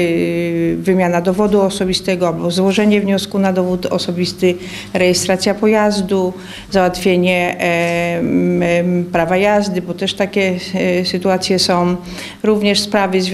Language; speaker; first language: Polish; native; Polish